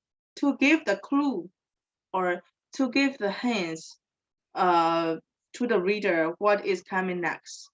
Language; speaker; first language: English; non-native, fluent; Burmese